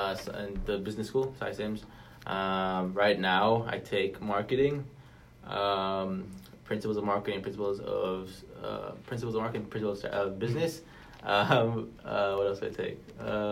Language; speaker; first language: English; non-native, local second language; Hebrew